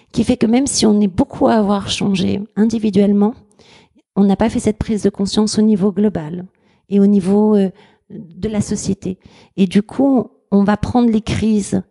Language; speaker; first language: French; native; French